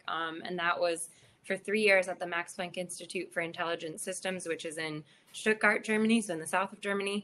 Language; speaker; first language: English; native; English